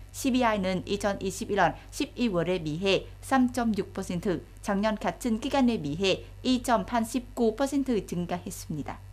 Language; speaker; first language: Korean; non-native, fluent; Vietnamese